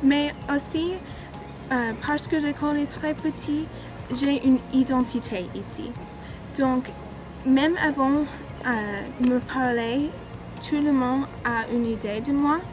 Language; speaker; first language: French; non-native, learner; English